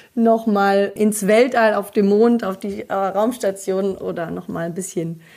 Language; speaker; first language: German; native; German